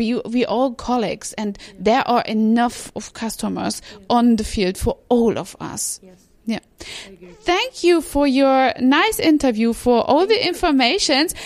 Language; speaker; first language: English; non-native, fluent; German